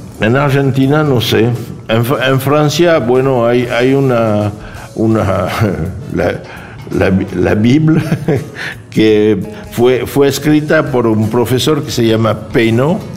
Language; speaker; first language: Spanish; non-native, fluent; French